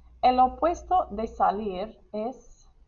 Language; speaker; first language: Spanish; non-native, fluent; English